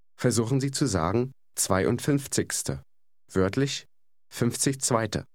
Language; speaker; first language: German; native; German